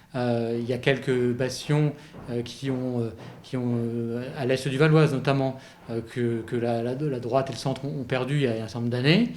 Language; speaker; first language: French; native; French